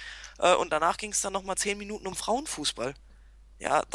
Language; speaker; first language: German; native; German